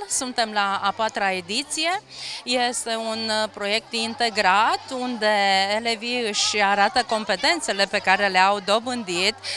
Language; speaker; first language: Romanian; native; Romanian